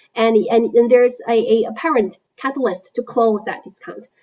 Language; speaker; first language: English; non-native, fluent; Chinese